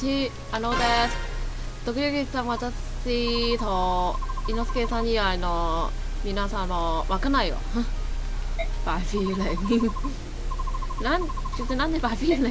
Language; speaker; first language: Japanese; non-native, learner; Chinese